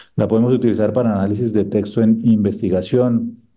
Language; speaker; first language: Spanish; native; Spanish